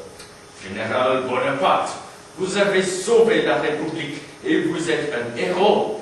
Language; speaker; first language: French; non-native, learner; English